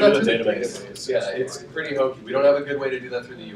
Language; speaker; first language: English; native; English